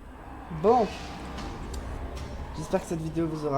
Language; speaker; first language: French; native; French